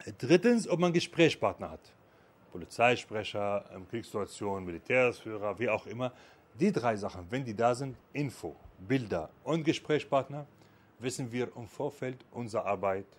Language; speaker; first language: German; non-native, fluent; Arabic